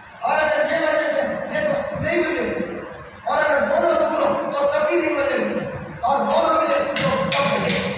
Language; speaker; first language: Urdu; non-native, local second language; Baluchi